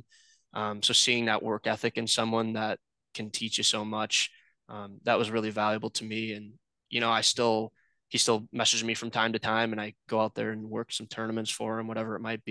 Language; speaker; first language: English; native; English